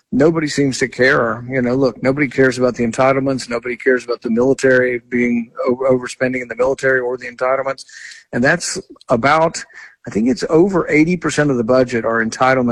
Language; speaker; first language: English; native; English